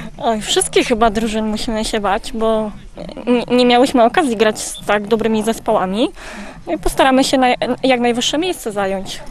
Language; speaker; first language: Polish; native; Polish